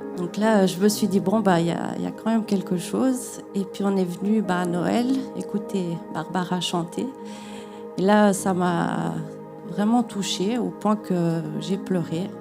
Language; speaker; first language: French; native; French